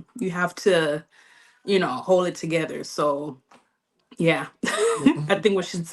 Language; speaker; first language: English; native; English